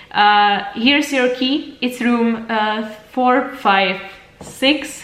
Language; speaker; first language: English; non-native, fluent; Czech